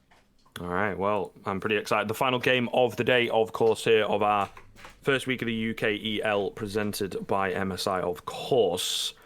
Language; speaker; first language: English; native; English